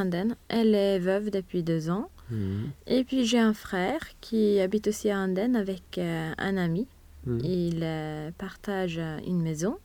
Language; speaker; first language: French; non-native, fluent; Swedish